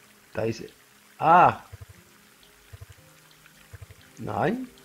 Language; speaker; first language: German; non-native, learner; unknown